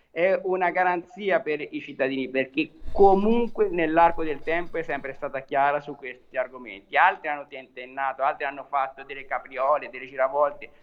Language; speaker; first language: Italian; native; Italian